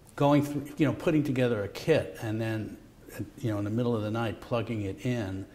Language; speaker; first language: English; native; English